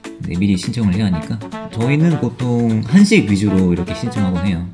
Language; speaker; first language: Korean; native; Korean